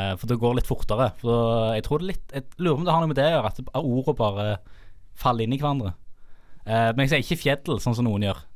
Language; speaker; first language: Norwegian; native; Norwegian